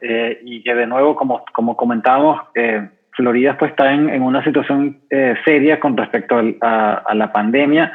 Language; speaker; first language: Spanish; native; Spanish